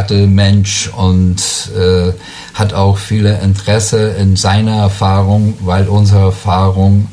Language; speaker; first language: German; non-native, learner; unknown